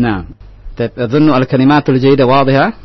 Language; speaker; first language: Arabic; non-native, fluent; Indonesian